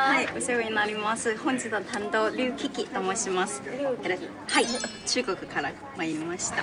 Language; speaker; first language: Japanese; non-native, fluent; Chinese